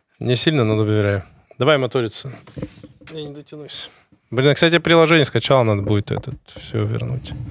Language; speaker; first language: Russian; native; Russian